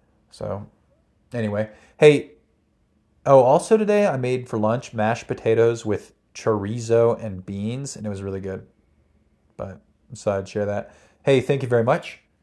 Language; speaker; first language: English; native; English